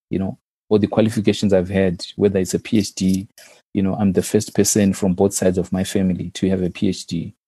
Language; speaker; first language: English; non-native, local second language; Shona